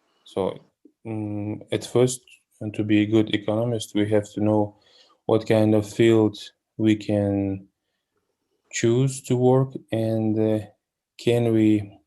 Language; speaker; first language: English; non-native, learner; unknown